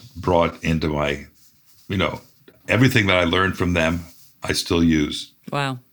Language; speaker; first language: English; native; English